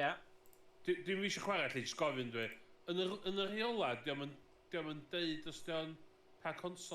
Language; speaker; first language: Welsh; native; Welsh